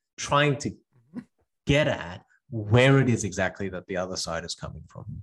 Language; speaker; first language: English; early bilingual, other home language; Korean